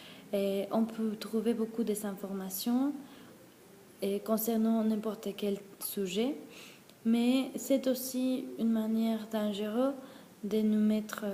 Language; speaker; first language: French; non-native, learner; Spanish